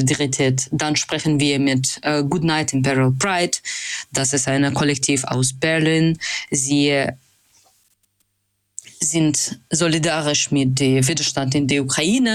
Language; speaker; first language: German; non-native, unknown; Russian